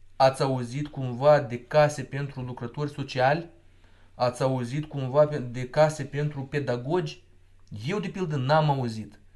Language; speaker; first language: Romanian; non-native, local second language; Russian